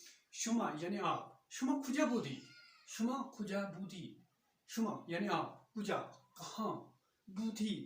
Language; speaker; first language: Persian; non-native, fluent; Urdu